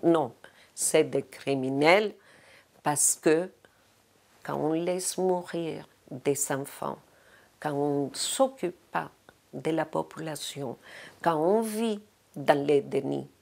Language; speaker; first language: French; non-native, fluent; Spanish